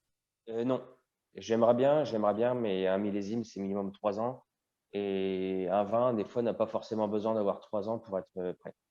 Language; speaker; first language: French; native; French